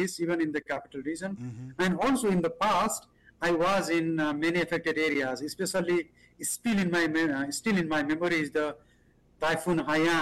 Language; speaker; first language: English; non-native, local second language; Nepali